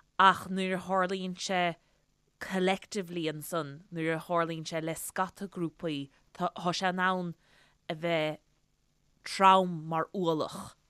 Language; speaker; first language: Irish; native; Irish